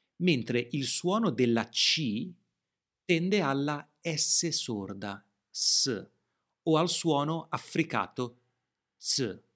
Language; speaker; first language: Italian; native; Italian